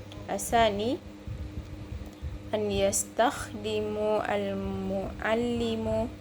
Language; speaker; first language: Arabic; non-native, learner; Indonesian